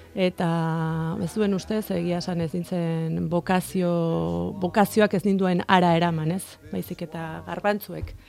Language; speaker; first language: Basque; non-native, local second language; Spanish